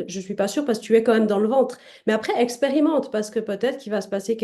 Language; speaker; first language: French; native; French